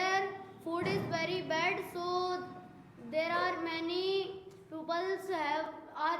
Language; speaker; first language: English; non-native, learner; Hindi